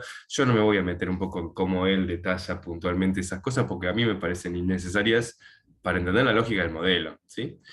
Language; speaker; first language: Spanish; native; Spanish